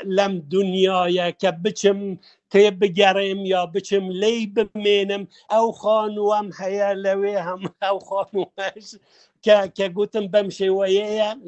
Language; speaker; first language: Central Kurdish; non-native, local second language; Kurdish